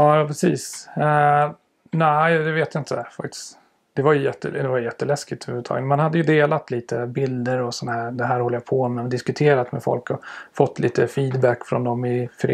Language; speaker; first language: Swedish; native; Swedish